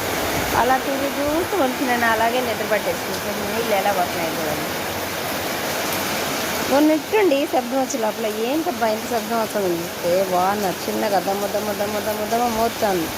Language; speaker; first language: Telugu; native; Telugu